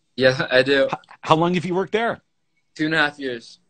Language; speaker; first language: English; native; English